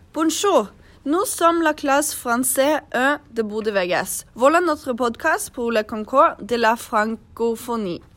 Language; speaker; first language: French; non-native, learner; Norwegian